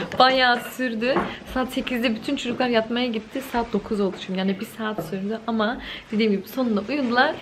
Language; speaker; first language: Turkish; early bilingual, heritage; Turkish